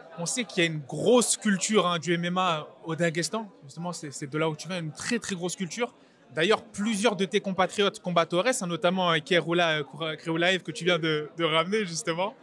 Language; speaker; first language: French; native; French